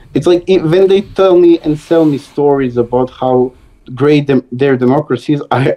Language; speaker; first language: English; non-native, fluent; Serbian